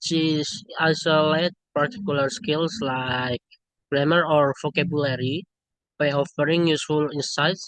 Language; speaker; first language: English; non-native, learner; Indonesian